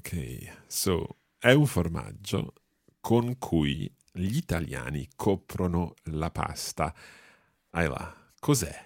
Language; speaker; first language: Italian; non-native, fluent; English